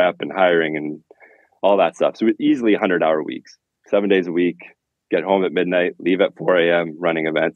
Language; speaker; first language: English; native; English